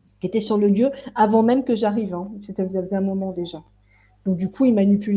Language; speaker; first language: French; native; French